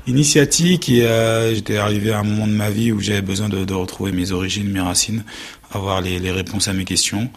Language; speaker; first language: French; early bilingual, other home language; Haitian Creole